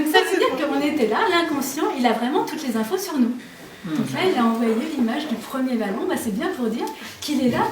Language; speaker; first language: French; native; French